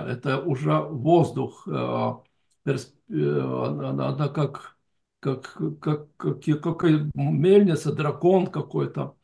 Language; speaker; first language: Russian; non-native, fluent; Lithuanian